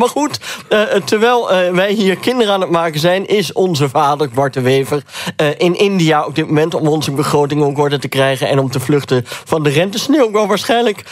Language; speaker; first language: Dutch; native; Dutch